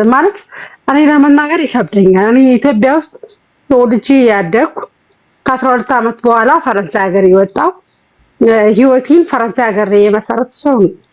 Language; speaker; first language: Amharic; native; Amharic